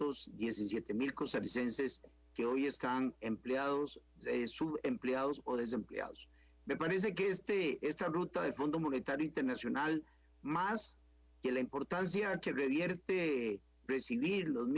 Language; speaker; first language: Spanish; native; Spanish